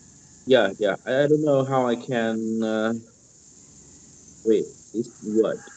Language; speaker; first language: English; non-native, learner; Vietnamese